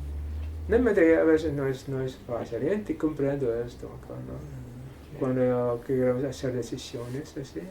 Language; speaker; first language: Spanish; non-native, fluent; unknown